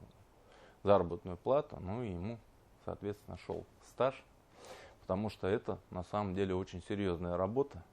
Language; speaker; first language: Russian; native; Russian